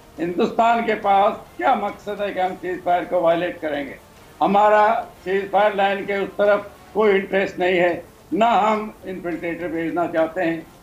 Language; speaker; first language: Hindi; native; Hindi